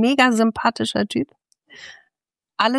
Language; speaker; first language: German; native; German